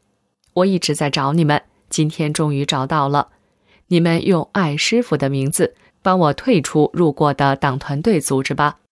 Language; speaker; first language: Chinese; native; Chinese